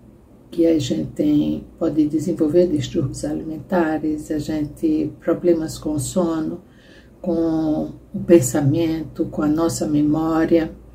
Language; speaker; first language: Portuguese; native; Portuguese